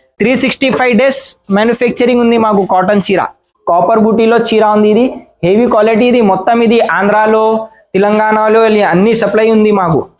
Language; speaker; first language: Telugu; non-native, learner; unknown